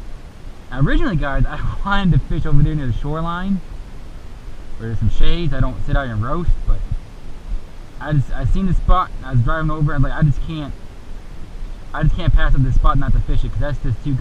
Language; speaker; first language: English; native; English